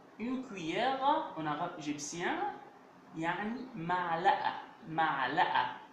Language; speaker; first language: French; non-native, fluent; Arabic